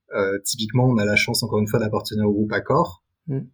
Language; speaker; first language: French; native; French